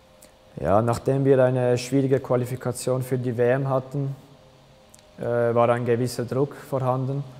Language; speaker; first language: German; early bilingual, other home language; Albanian